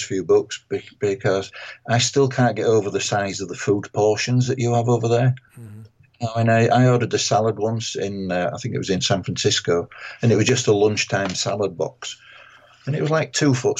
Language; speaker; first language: English; native; English